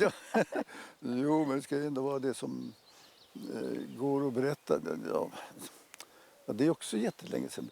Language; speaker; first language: Swedish; native; Swedish